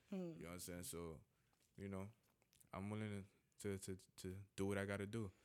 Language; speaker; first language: English; native; English